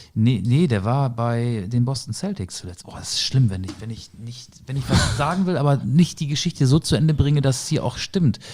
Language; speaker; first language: German; native; German